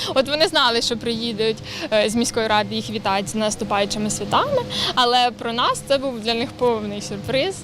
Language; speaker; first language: Ukrainian; native; Ukrainian